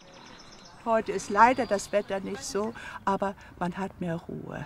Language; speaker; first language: German; native; German